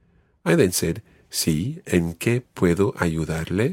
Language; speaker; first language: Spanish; non-native, fluent; English